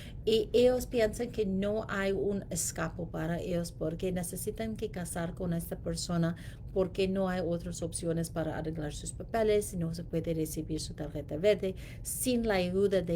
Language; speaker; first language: Spanish; non-native, learner; English